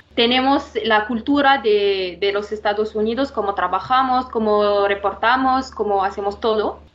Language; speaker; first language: Spanish; non-native, fluent; Arabic